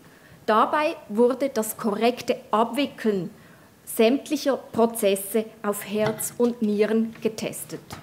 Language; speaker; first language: German; native; German